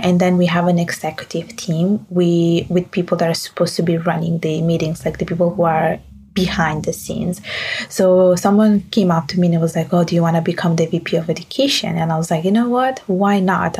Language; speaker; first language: English; non-native, fluent; Italian